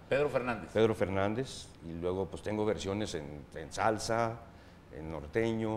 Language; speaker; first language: Spanish; native; Spanish